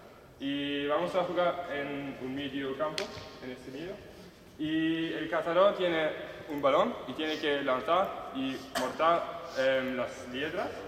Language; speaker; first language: Spanish; non-native, learner; German